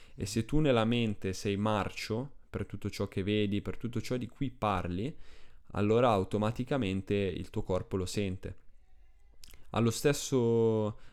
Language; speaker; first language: Italian; early bilingual, other home language; Spanish